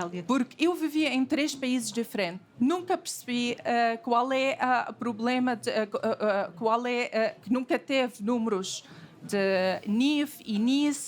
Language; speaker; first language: Portuguese; non-native, fluent; Arabic